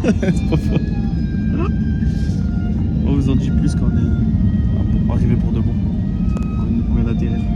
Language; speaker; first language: French; native; French